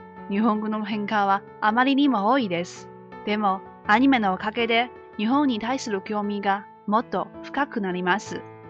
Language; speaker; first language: Japanese; non-native, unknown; Chinese